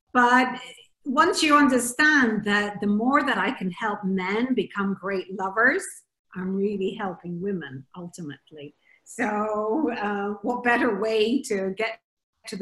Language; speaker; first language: English; native; English